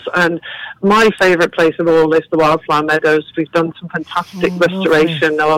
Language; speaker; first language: English; native; English